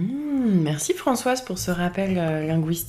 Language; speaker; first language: French; native; French